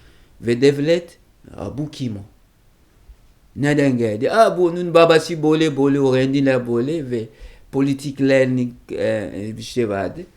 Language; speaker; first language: Turkish; non-native, learner; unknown